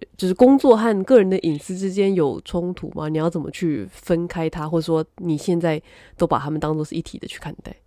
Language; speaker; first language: Chinese; native; Chinese